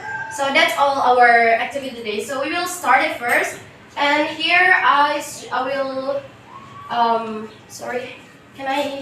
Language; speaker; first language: English; non-native, learner; Indonesian